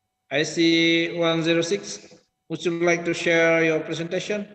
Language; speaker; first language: English; non-native, learner; Indonesian